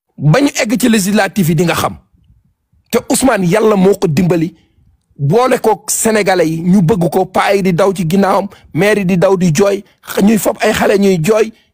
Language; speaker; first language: Wolof; native; Wolof